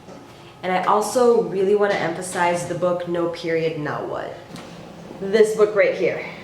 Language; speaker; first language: English; native; English